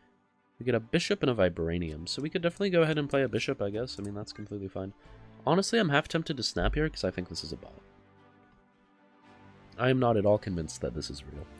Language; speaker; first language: English; native; English